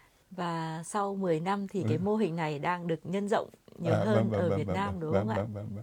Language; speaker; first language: Vietnamese; native; Vietnamese